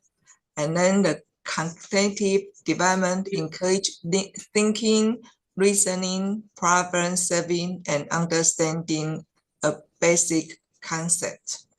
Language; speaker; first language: English; non-native, fluent; Chinese